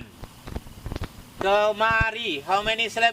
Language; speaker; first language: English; non-native, fluent; Indonesian